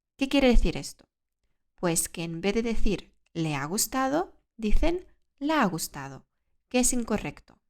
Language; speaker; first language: Spanish; early bilingual, other home language; Lithuanian